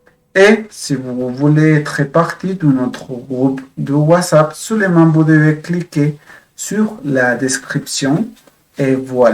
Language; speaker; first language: French; non-native, fluent; Spanish